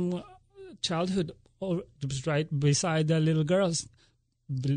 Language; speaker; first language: English; non-native, local second language; Filipino